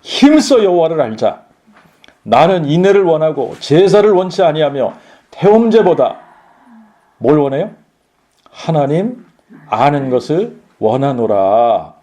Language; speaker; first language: Korean; native; Korean